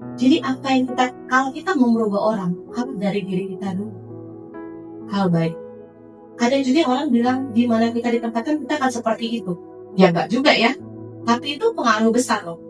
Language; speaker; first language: Indonesian; native; Indonesian